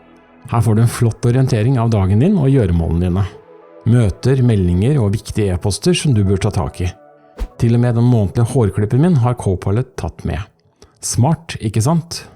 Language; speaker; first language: Norwegian; native; Norwegian